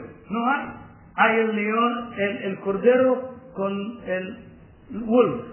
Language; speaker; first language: Spanish; non-native, learner; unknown